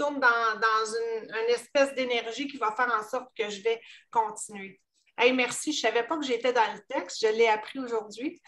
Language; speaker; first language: French; native; French